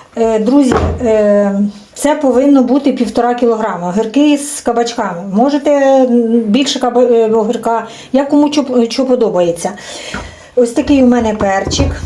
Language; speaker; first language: Ukrainian; native; Ukrainian